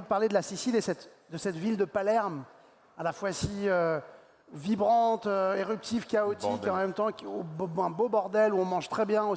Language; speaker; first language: French; native; French